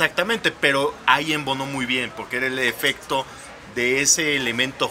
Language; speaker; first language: Spanish; native; Spanish